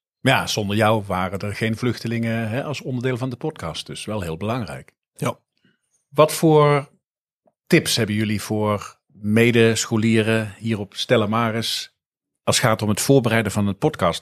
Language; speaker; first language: Dutch; native; Dutch